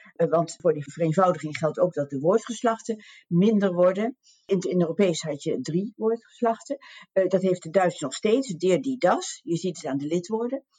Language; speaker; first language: Dutch; native; Dutch